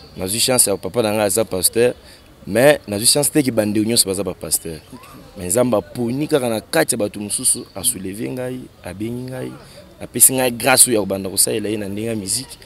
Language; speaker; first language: Lingala; native; Lingala